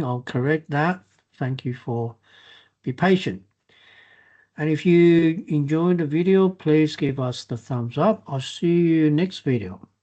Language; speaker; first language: English; non-native, fluent; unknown